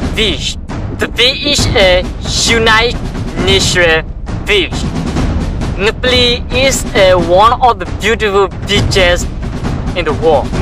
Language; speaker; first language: English; non-native, learner; Burmese